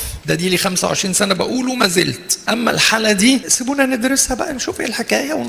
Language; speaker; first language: Arabic; native; Arabic